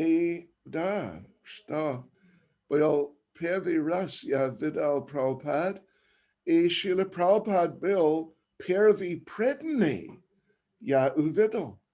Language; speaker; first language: Russian; non-native, learner; English